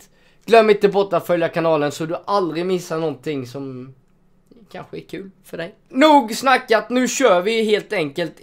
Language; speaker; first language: Swedish; native; Swedish